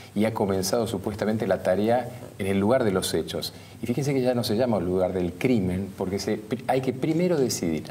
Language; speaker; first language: Spanish; native; Spanish